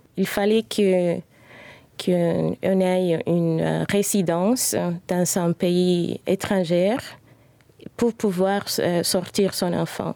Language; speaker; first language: French; non-native, fluent; Spanish